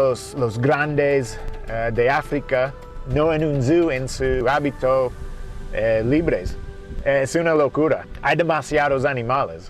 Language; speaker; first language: Spanish; non-native, fluent; English